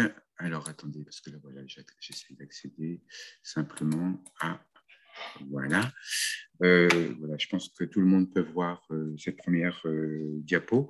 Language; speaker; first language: French; native; French